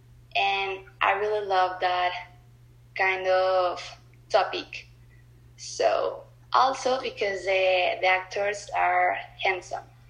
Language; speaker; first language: English; non-native, learner; Spanish